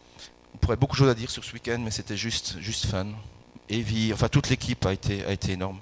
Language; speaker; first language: French; native; French